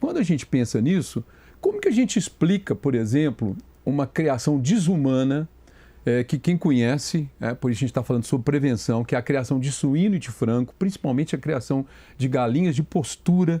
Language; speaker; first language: Portuguese; native; Portuguese